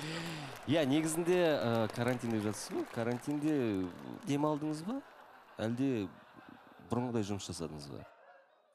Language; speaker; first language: Kazakh; native; Kazakh